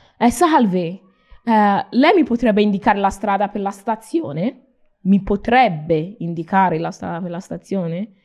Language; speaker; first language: Italian; non-native, fluent; Nigerian Pidgin